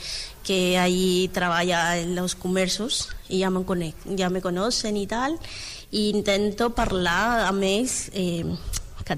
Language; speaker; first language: Catalan; non-native, learner; Spanish